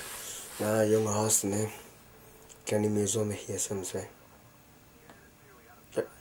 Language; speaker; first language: Dutch; non-native, fluent; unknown